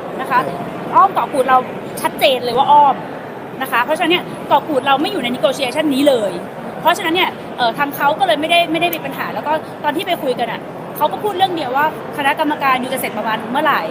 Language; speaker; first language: Thai; native; Thai